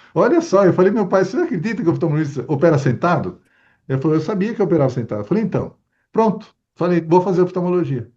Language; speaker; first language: Portuguese; early bilingual, other home language; Spanish